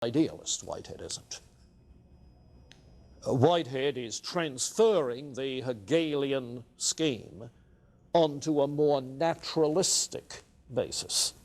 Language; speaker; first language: English; native; English